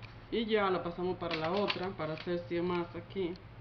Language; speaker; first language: Spanish; native; Spanish